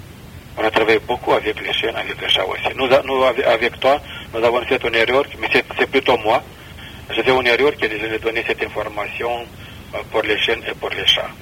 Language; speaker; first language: French; non-native, fluent; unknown